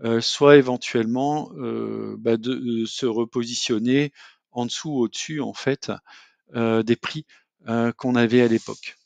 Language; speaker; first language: French; native; French